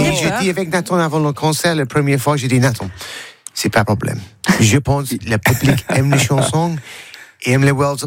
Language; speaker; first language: French; non-native, learner; English